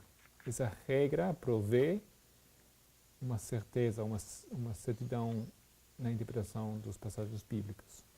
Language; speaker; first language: Portuguese; non-native, fluent; Spanish